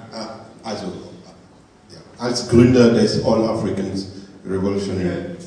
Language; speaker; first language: German; non-native, fluent; French